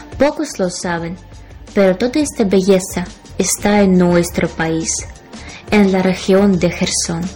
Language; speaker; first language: Spanish; non-native, fluent; Ukrainian